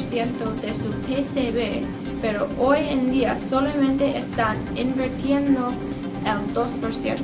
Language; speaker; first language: Spanish; non-native, learner; English